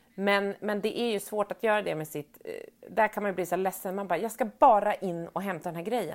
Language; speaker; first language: Swedish; native; Swedish